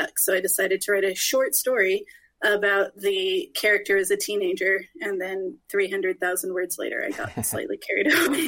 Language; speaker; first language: English; native; English